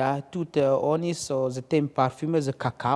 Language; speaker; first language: Slovenian; non-native, learner; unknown